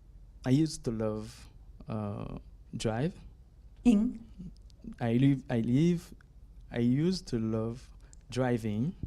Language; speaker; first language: English; non-native, learner; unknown